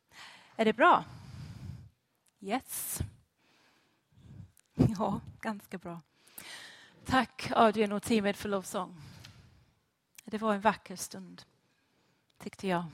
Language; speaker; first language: Swedish; non-native, fluent; English